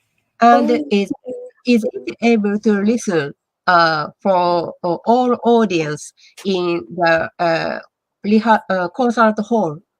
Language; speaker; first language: English; non-native, learner; Japanese